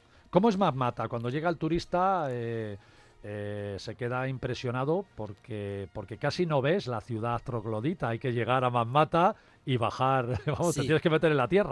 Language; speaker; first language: Spanish; native; Spanish